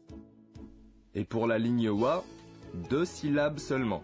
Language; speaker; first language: French; non-native, local second language; Arabic